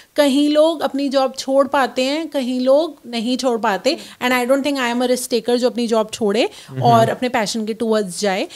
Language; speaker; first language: Hindi; native; Hindi